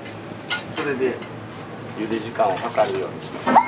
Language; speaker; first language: Japanese; native; Japanese